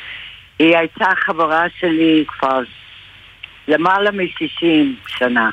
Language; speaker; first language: Hebrew; non-native, fluent; English